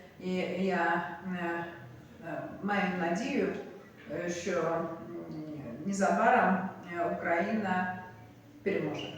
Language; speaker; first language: Ukrainian; non-native, learner; Russian